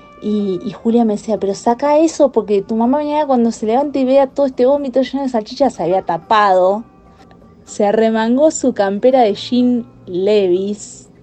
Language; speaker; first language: Spanish; native; Spanish